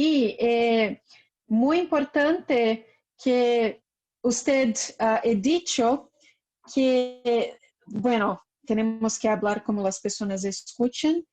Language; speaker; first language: Spanish; non-native, fluent; Portuguese